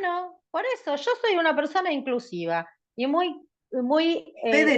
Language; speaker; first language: Spanish; native; Spanish